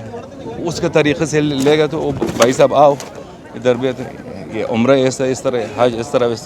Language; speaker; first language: Hindi; non-native, learner; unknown